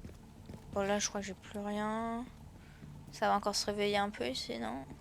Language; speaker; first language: French; native; French